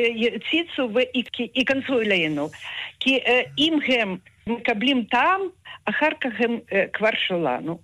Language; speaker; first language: Hebrew; non-native, fluent; Russian